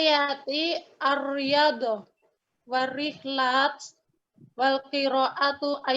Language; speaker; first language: Arabic; non-native, learner; Indonesian